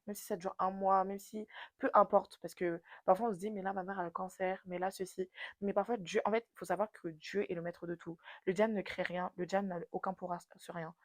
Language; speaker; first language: French; native; French